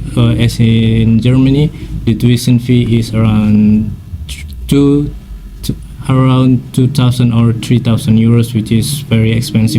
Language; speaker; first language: English; non-native, fluent; Indonesian